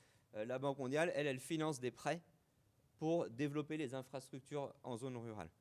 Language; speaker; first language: French; native; French